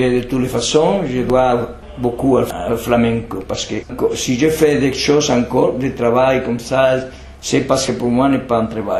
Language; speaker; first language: French; non-native, fluent; Spanish